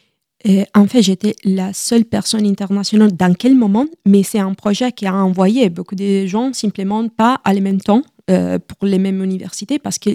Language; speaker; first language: French; non-native, learner; Italian